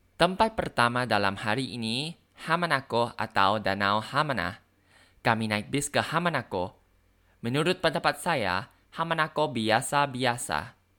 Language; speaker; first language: Indonesian; non-native, learner; Thai